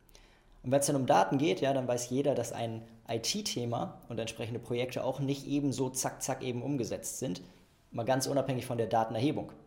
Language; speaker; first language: German; native; German